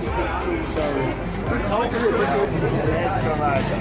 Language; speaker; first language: English; non-native, learner; Portuguese